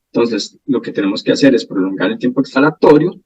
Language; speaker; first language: Spanish; native; Spanish